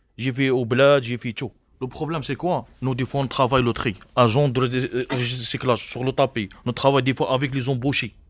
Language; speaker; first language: French; non-native, local second language; Arabic